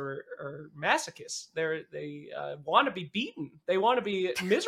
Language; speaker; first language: English; native; English